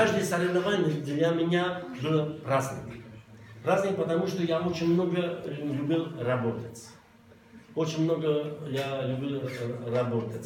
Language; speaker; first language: Russian; non-native, local second language; Armenian